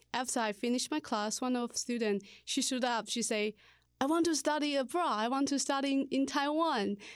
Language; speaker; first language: English; non-native, learner; Chinese